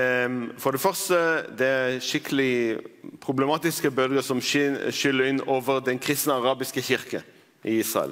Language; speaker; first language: Norwegian; non-native, fluent; Arabic